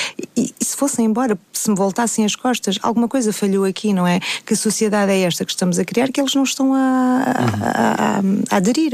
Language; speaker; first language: Portuguese; native; Portuguese